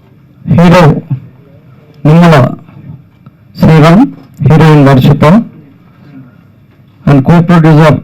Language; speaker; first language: Telugu; native; Telugu